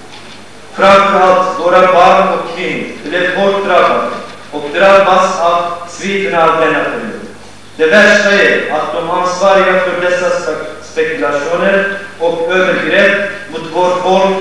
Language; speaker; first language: Swedish; non-native, fluent; Kurdish